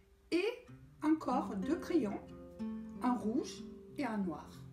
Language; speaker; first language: French; native; French